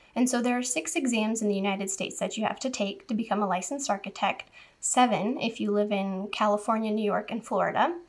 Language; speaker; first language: English; native; English